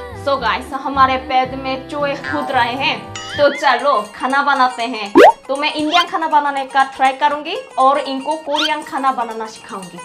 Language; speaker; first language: Hindi; non-native, learner; Korean